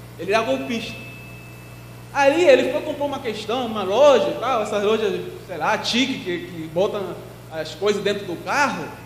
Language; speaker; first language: Portuguese; non-native, fluent; Spanish